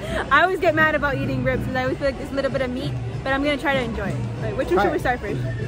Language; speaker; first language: English; early bilingual, other home language; Spanish